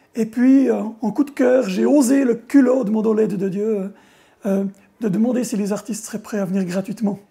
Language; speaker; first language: French; native; French